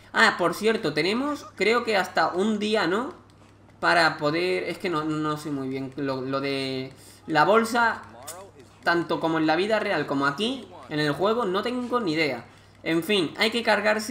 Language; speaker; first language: Spanish; native; Spanish